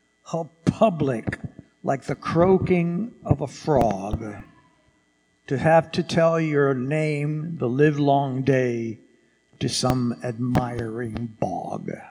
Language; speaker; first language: English; non-native, fluent; Spanish